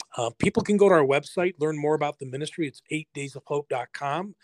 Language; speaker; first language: English; native; English